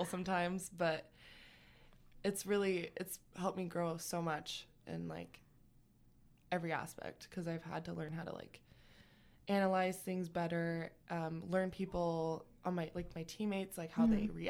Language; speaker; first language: English; native; English